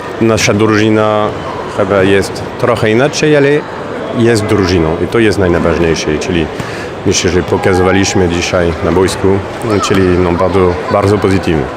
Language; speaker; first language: Polish; non-native, learner; French